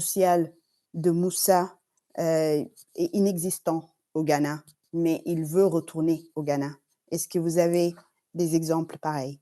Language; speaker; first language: French; non-native, fluent; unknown